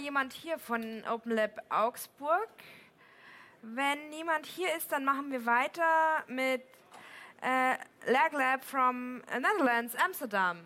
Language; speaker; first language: German; native; German